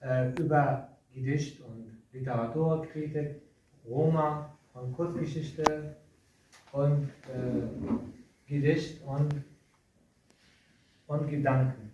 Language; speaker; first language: German; non-native, learner; Kurdish